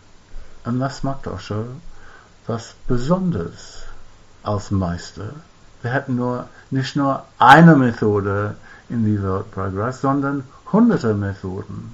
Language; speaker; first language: German; non-native, fluent; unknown